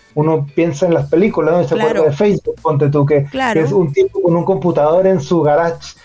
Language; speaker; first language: Spanish; native; Spanish